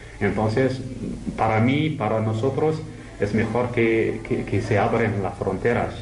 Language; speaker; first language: Spanish; non-native, learner; Arabic